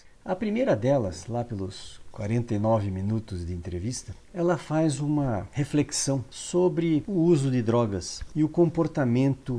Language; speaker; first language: Portuguese; native; Portuguese